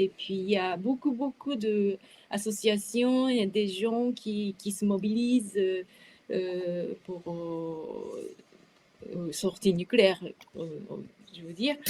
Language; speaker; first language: French; non-native, fluent; Japanese